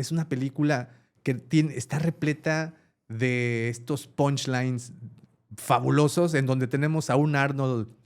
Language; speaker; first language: Spanish; native; Spanish